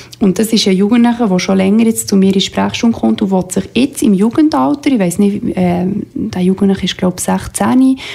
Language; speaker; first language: German; native; German